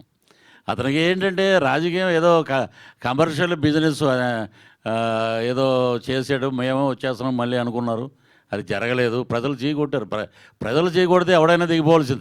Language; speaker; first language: Telugu; native; Telugu